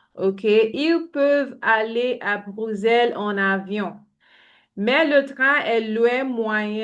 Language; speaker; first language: French; non-native, fluent; English